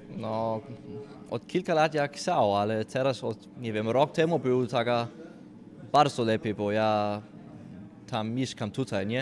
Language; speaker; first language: Polish; non-native, learner; Danish